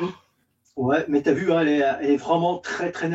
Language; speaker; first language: French; native; French